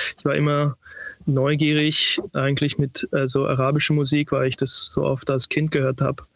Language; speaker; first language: German; early bilingual, heritage; German